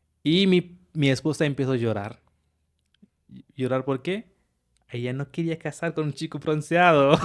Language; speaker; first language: Spanish; non-native, learner; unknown